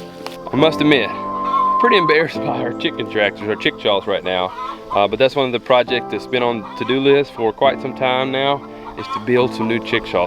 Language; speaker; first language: English; native; English